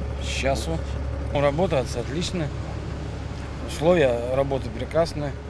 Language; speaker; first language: Russian; native; Russian